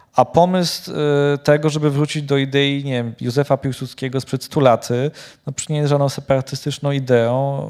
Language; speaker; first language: Polish; native; Polish